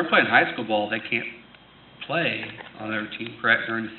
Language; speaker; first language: English; native; English